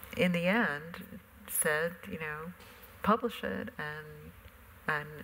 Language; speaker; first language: English; native; English